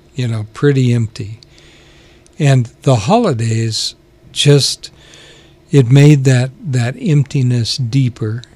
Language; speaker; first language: English; native; English